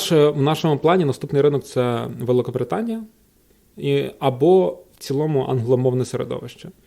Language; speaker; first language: Ukrainian; native; Ukrainian